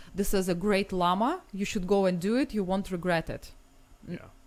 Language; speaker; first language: English; non-native, fluent; Russian